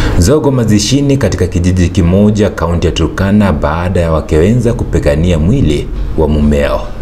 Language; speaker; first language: Swahili; non-native, local second language; Gusii